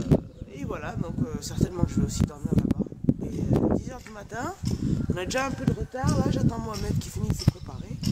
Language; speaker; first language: French; native; French